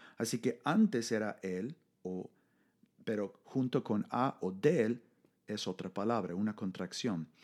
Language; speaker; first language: Spanish; non-native, fluent; English